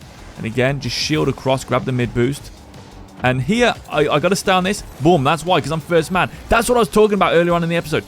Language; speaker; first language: English; native; English